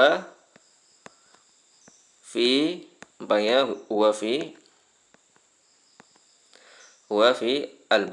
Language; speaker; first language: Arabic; non-native, fluent; Indonesian